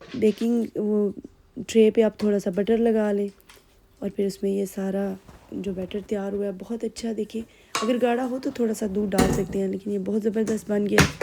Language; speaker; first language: Urdu; non-native, local second language; Punjabi